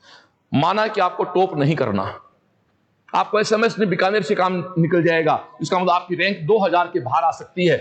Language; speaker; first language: Hindi; native; Hindi